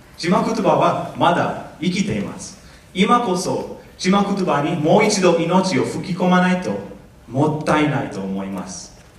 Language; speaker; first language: Japanese; non-native, fluent; English